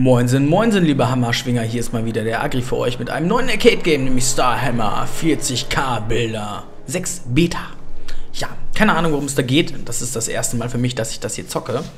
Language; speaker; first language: German; native; German